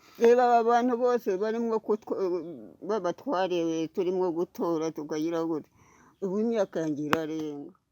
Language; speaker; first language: Kinyarwanda; native; Kinyarwanda